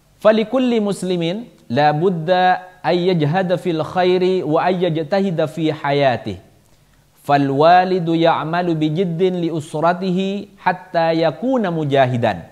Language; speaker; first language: Arabic; non-native, fluent; Indonesian